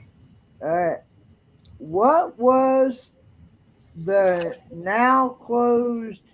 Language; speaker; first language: English; native; English